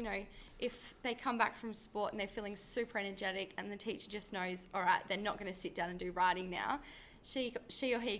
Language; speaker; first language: English; native; English